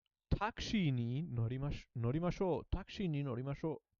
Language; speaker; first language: Japanese; non-native, learner; English